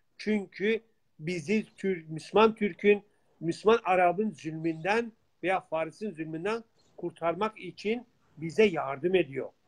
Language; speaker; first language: Turkish; non-native, local second language; Kurdish